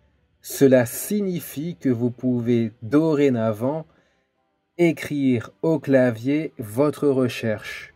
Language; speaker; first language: French; native; French